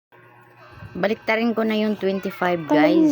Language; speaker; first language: Filipino; native; Filipino